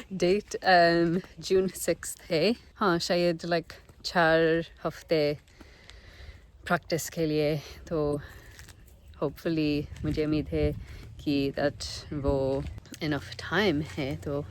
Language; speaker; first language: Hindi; non-native, learner; English